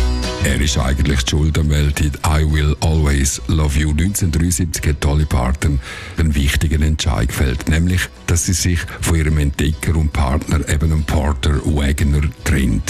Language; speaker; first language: German; native; German